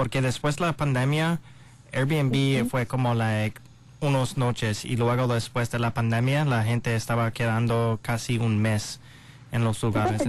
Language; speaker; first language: Spanish; non-native, learner; English